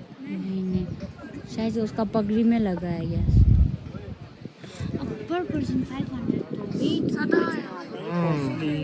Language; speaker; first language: Hindi; non-native, local second language; Tibetan